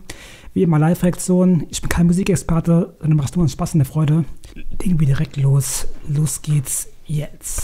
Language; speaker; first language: German; native; German